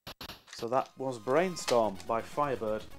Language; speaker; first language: English; native; English